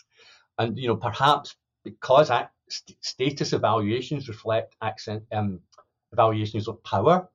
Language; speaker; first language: English; native; English